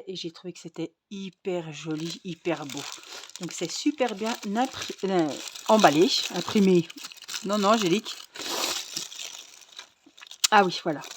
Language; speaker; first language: French; native; French